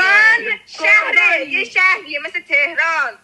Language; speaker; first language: Persian; native; Persian